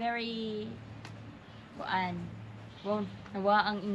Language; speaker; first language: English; non-native, local second language; Cebuano